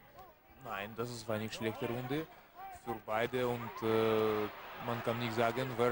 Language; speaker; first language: German; non-native, learner; Russian